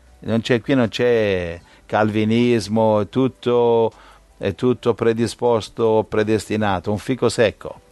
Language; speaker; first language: Italian; native; Italian